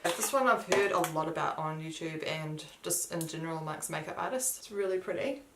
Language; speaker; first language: English; native; English